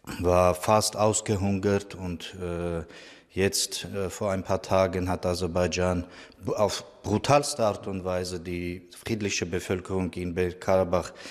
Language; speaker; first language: German; non-native, fluent; Armenian